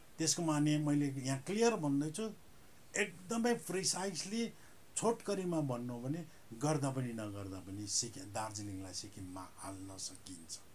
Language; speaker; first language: Nepali; native; Nepali